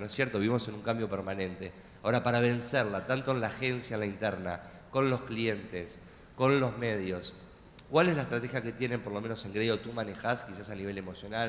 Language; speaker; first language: Spanish; native; Spanish